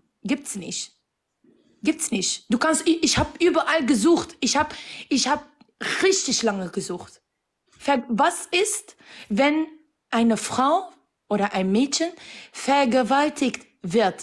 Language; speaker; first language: German; non-native, fluent; Arabic